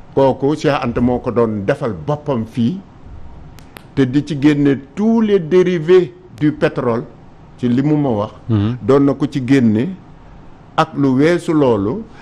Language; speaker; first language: Wolof; non-native, local second language; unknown